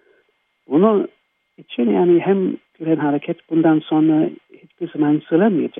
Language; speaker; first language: Turkish; non-native, fluent; English